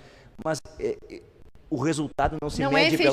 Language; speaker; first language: Portuguese; native; Portuguese